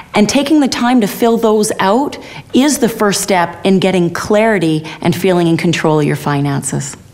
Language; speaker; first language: English; native; English